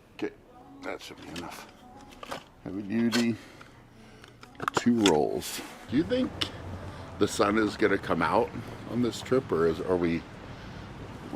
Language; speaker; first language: English; native; English